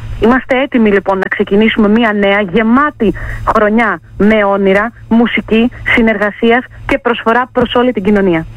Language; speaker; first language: Greek; native; Greek